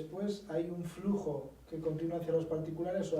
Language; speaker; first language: Spanish; native; Spanish